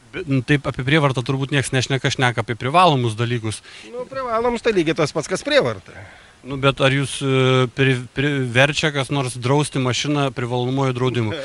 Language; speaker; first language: Lithuanian; native; Lithuanian